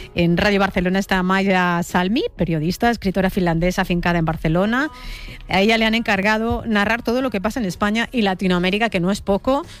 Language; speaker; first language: Spanish; native; Spanish